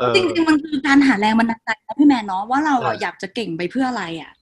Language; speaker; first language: Thai; non-native, local second language; Northeastern Thai